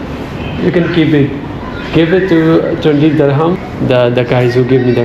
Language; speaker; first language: English; non-native, learner; Burmese